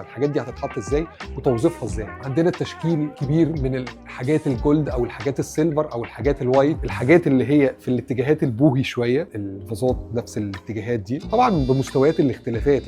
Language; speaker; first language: Arabic; native; Arabic